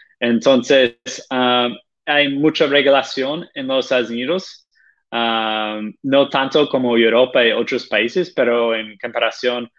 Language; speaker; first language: Spanish; non-native, fluent; Portuguese